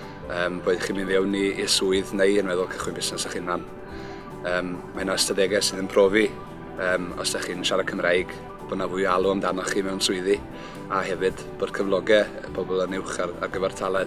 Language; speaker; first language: Welsh; native; Welsh